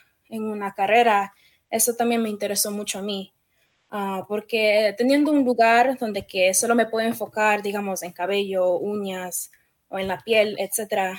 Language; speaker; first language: Spanish; early bilingual, heritage; Spanish